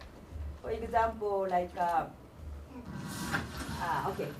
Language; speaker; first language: English; non-native, learner; Japanese